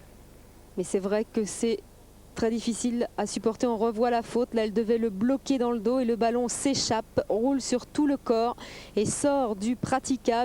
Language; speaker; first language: French; native; French